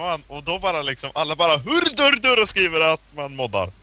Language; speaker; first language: Swedish; native; Swedish